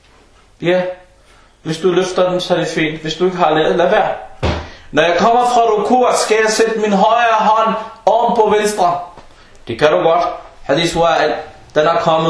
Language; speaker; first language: Danish; non-native, fluent; Arabic